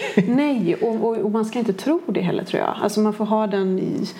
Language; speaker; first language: Swedish; native; Swedish